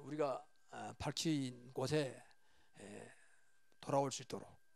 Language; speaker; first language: Korean; native; Korean